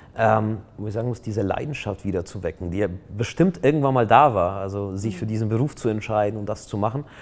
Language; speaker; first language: German; non-native, fluent; Polish